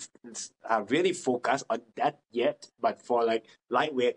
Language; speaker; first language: English; non-native, fluent; Thai